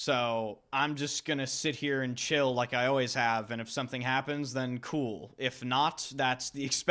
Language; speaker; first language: English; native; English